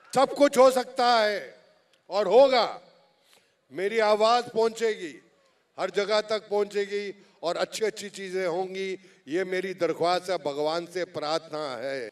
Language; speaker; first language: Hindi; native; Hindi